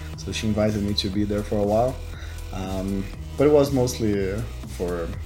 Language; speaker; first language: English; non-native, fluent; Portuguese